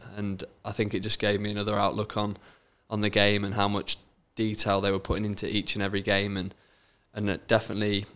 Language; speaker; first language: English; native; English